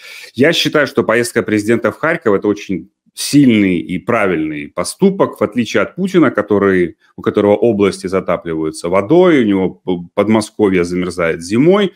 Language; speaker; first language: Russian; native; Russian